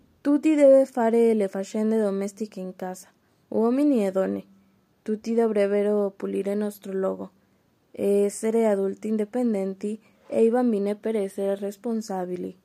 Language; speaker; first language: Italian; non-native, learner; Spanish